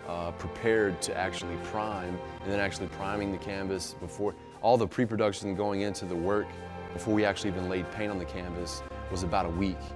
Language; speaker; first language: English; native; English